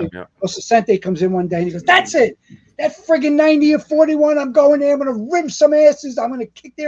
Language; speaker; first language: English; native; English